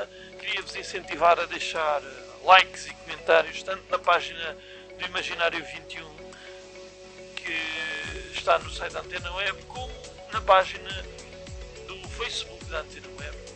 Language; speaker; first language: Portuguese; native; Portuguese